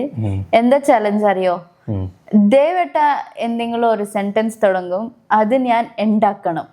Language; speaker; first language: Malayalam; non-native, learner; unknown